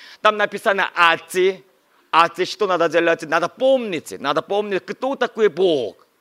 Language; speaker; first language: Russian; non-native, learner; Korean